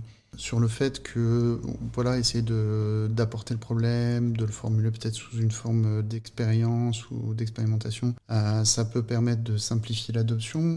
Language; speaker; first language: French; native; French